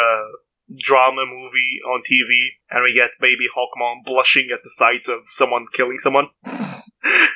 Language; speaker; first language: English; non-native, fluent; Portuguese